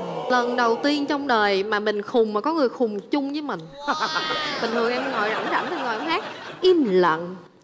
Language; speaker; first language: Vietnamese; native; Vietnamese